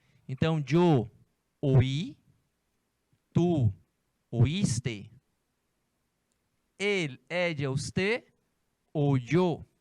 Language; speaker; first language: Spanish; non-native, fluent; Portuguese